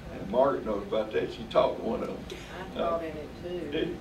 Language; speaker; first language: English; native; English